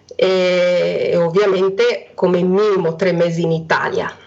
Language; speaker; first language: Italian; non-native, fluent; Hungarian